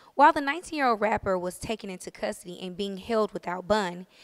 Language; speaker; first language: English; native; English